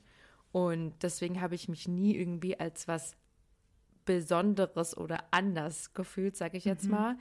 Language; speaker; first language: German; early bilingual, other home language; Persian